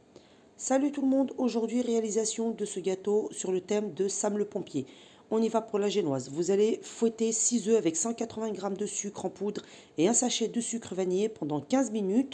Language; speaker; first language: French; native; French